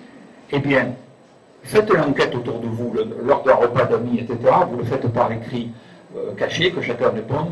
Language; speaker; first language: French; native; French